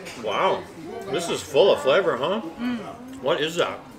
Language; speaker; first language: English; non-native, fluent; Japanese